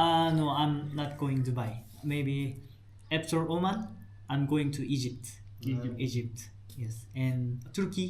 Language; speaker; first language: English; non-native, learner; Korean